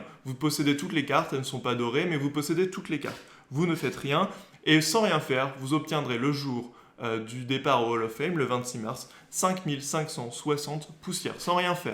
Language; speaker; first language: French; native; French